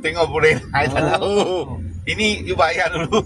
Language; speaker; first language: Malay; non-native, local second language; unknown